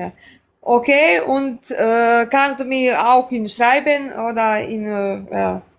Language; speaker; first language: German; non-native, learner; Serbian